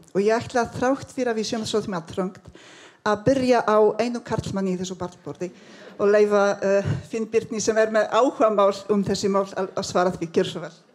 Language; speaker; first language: Icelandic; non-native, fluent; Polish